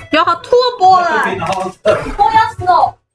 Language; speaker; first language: Swedish; non-native, learner; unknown